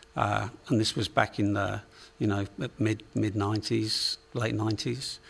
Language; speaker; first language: English; native; English